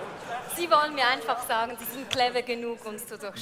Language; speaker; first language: German; native; German